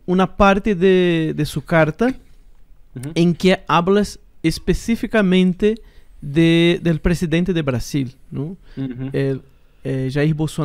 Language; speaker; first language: Spanish; non-native, fluent; Portuguese